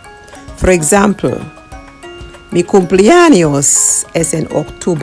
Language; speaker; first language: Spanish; non-native, learner; English